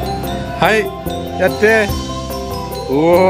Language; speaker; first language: Japanese; non-native, fluent; Balinese